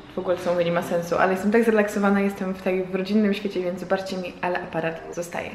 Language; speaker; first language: Polish; native; Polish